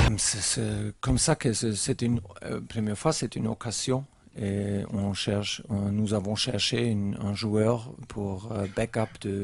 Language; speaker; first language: French; non-native, learner; German